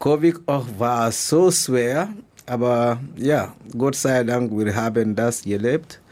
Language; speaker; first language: German; non-native, learner; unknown